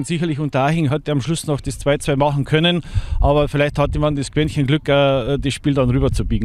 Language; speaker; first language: German; native; German